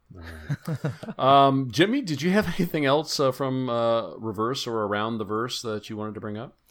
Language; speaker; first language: English; native; English